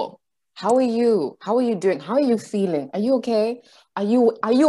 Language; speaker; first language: English; non-native, local second language; Shona